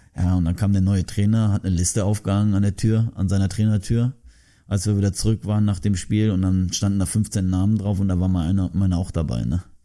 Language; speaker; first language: German; early bilingual, other home language; Turkish